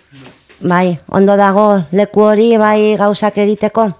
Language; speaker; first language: Basque; non-native, local second language; Spanish